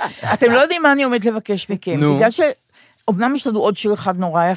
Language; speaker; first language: Hebrew; native; Hebrew